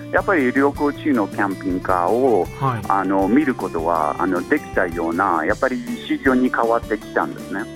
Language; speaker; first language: Japanese; non-native, fluent; English